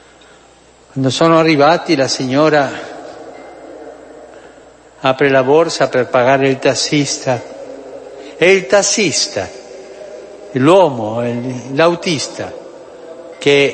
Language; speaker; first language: Italian; non-native, fluent; Spanish